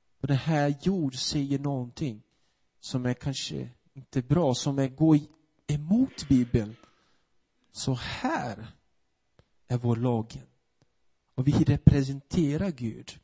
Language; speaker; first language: Swedish; non-native, fluent; Portuguese